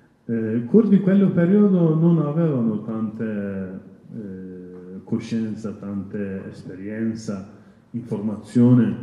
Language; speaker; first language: Italian; non-native, learner; Kurdish